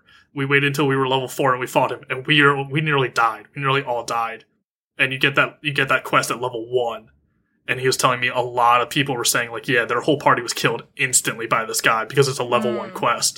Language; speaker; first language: English; native; English